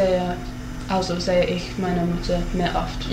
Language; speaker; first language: German; non-native, learner; English